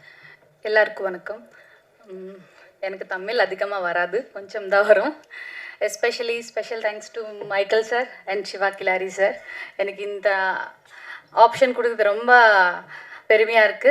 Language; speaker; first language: Tamil; non-native, learner; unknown